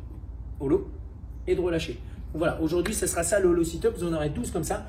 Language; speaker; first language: French; native; French